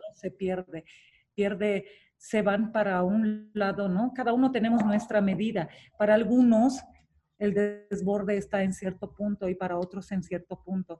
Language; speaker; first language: Spanish; non-native, fluent; Romanian